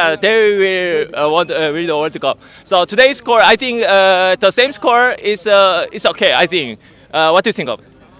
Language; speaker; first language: English; non-native, learner; Korean